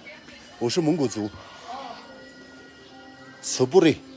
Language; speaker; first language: Chinese; non-native, fluent; Mongolian